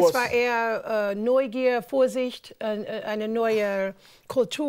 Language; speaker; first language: German; non-native, learner; English